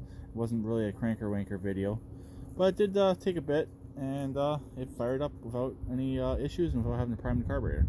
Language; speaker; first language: English; native; English